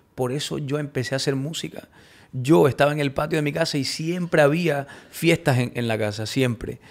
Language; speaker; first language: Spanish; early bilingual, heritage; Spanish